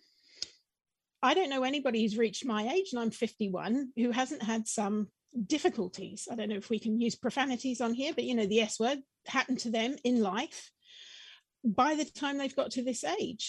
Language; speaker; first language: English; native; English